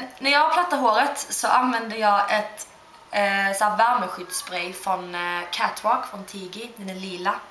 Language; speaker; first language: Swedish; early bilingual, other home language; Turkish